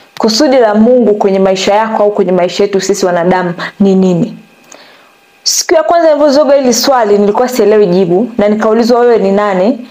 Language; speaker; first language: Swahili; native; Swahili